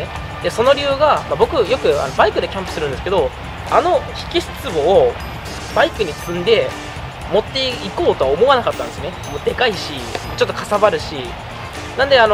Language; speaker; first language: Japanese; native; Japanese